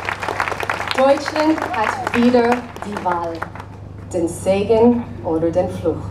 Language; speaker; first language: German; non-native, learner; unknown